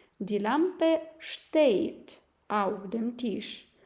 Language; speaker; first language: German; non-native, fluent; Ukrainian